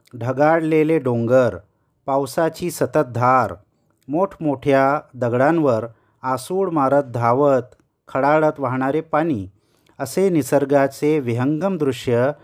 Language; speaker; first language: Hindi; native; Hindi